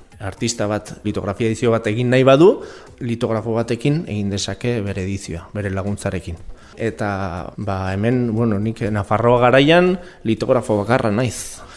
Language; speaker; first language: Basque; non-native, local second language; Spanish